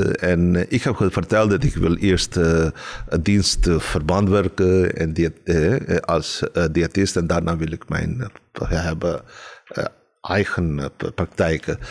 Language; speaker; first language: Dutch; non-native, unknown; Urdu